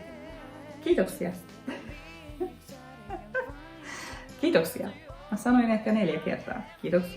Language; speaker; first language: Finnish; non-native, fluent; Turkish